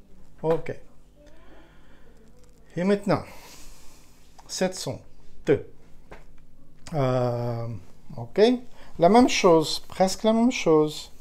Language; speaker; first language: French; non-native, learner; Ukrainian